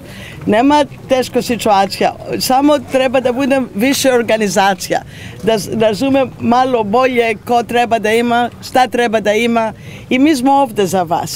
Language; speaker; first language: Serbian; non-native, learner; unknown